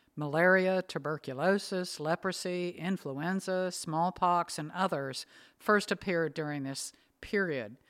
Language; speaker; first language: English; native; English